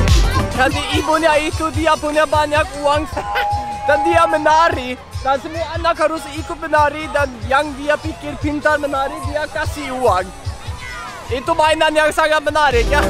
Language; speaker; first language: Indonesian; non-native, fluent; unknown